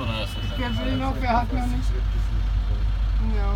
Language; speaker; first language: German; native; German